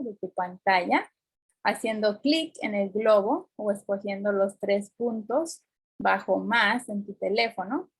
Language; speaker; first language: Spanish; early bilingual, heritage; Spanish